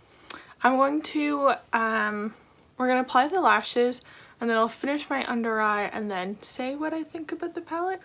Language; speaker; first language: English; native; English